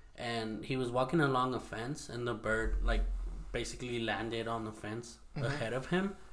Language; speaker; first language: English; early bilingual, other home language; Spanish